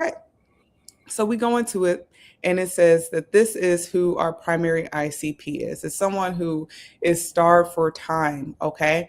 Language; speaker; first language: English; native; English